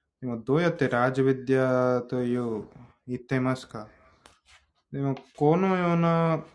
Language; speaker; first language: Japanese; non-native, fluent; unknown